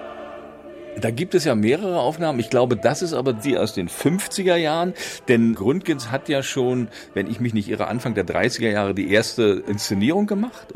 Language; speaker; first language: German; native; German